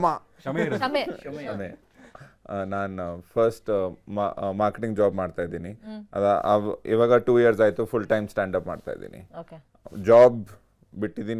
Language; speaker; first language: Kannada; non-native, learner; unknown